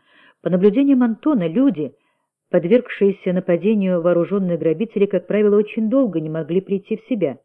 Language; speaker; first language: Russian; native; Russian